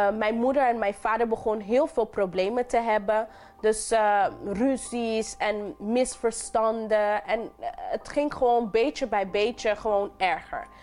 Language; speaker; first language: Dutch; non-native, local second language; English